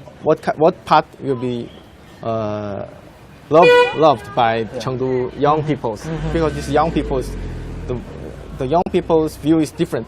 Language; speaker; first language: English; non-native, fluent; Korean